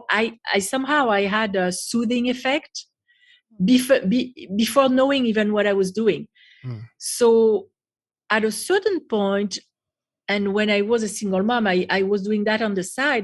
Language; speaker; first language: English; non-native, fluent; French